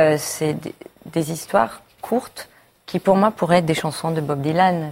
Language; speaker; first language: French; early bilingual, other home language; Hebrew